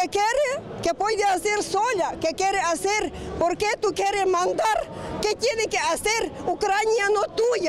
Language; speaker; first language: Spanish; non-native, learner; Ukrainian